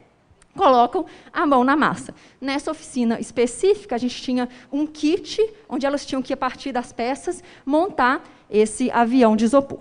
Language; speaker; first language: Portuguese; native; Portuguese